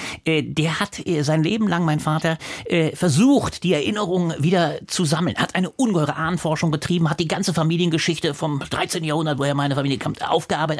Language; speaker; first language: German; native; German